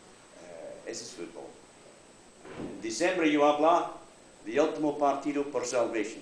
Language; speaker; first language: Spanish; non-native, learner; English